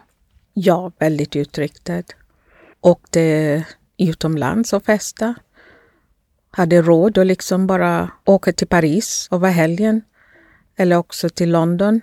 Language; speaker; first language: Swedish; non-native, fluent; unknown